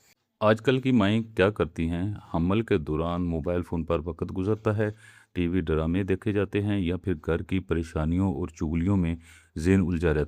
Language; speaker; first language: Urdu; native; Urdu